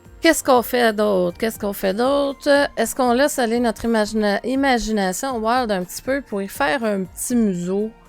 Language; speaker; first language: French; native; French